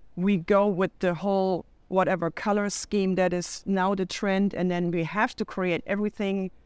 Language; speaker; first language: English; non-native, fluent; German